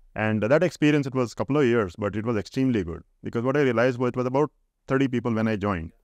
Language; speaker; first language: English; non-native, local second language; Hindi